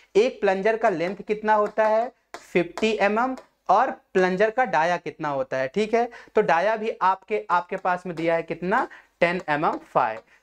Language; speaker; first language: Hindi; non-native, local second language; Marathi